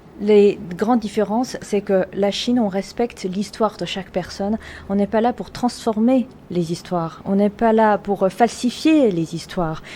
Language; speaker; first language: French; non-native, fluent; Chinese